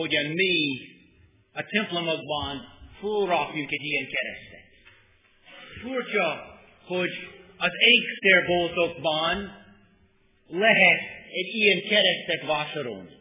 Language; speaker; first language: Hungarian; non-native, learner; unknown